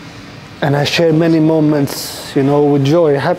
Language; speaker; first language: English; non-native, fluent; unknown